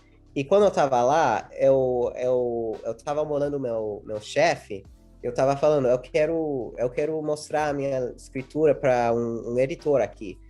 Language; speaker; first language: Portuguese; early bilingual, heritage; English